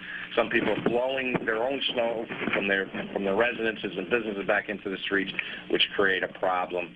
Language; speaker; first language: English; native; English